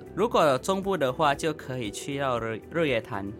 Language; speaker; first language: Chinese; non-native, fluent; Indonesian